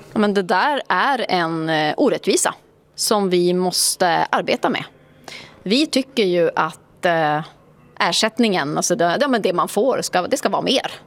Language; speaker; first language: Swedish; native; Swedish